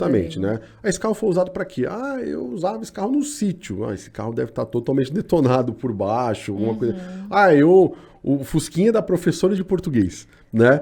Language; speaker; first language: Portuguese; native; Portuguese